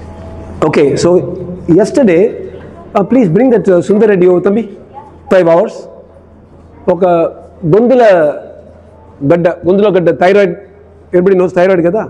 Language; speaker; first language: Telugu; non-native, learner; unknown